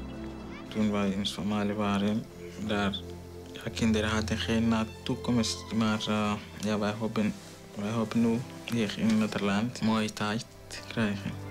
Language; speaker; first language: Dutch; non-native, learner; Somali